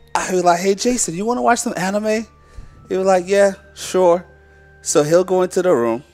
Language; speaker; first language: English; native; English